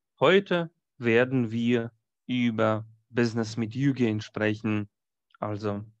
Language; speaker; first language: German; non-native, fluent; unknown